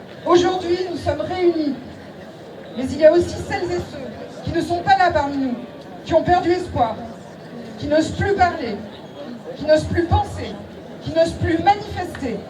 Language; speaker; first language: French; native; French